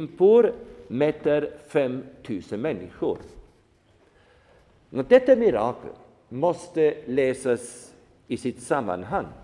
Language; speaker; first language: Swedish; non-native, fluent; German